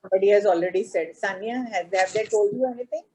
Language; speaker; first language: English; non-native, fluent; Marathi